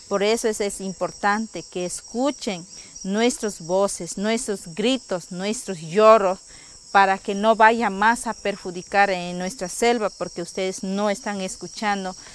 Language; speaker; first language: Spanish; non-native, local second language; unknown